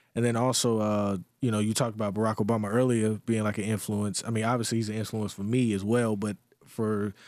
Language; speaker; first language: English; native; English